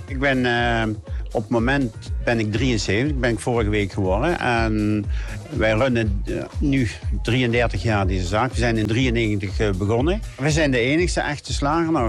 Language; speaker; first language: Dutch; native; Dutch